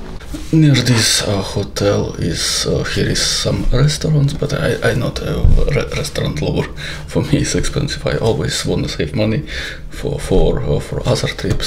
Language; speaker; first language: English; non-native, learner; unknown